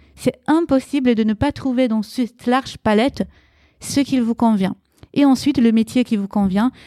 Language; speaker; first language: French; early bilingual, other home language; Romanian